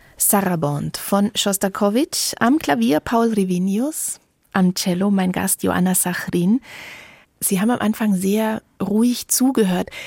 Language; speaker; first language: German; native; German